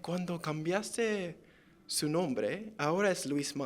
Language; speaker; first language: Spanish; early bilingual, heritage; English